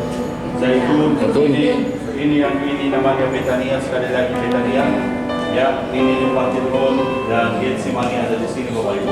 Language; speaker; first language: Indonesian; non-native, fluent; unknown